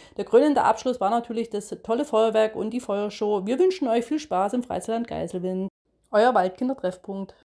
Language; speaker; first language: German; native; German